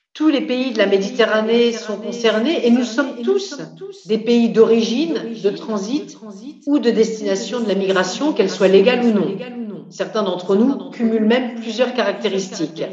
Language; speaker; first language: French; native; French